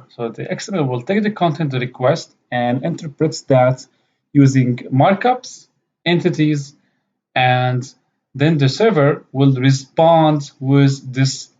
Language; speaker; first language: English; non-native, fluent; Arabic